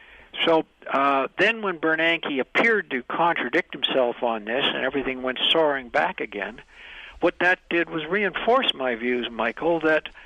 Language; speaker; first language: English; native; English